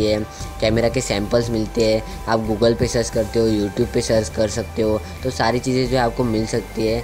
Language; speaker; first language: Hindi; native; Hindi